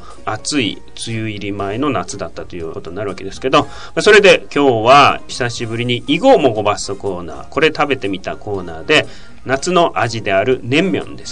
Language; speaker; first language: Japanese; native; Japanese